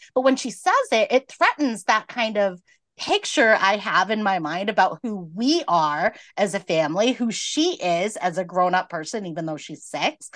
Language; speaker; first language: English; native; English